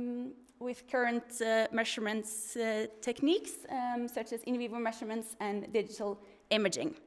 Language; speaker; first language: English; non-native, fluent; Norwegian